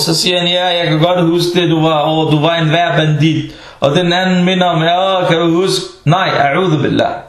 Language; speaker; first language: Danish; early bilingual, other home language; Arabic